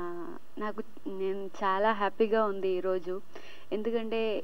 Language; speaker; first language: Telugu; non-native, learner; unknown